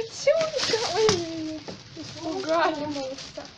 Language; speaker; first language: Russian; native; Russian